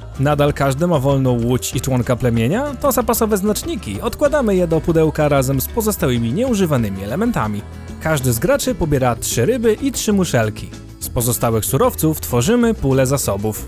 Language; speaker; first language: Polish; native; Polish